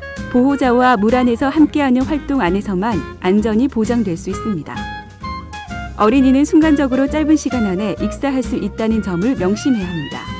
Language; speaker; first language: Korean; native; Korean